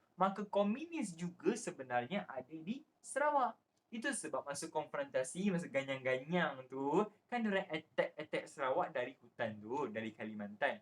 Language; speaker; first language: Malay; native; Malay